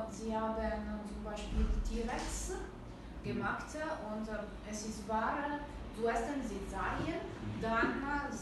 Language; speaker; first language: German; non-native, learner; Italian